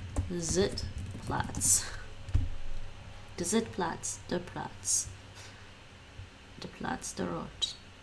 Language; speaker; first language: German; non-native, learner; English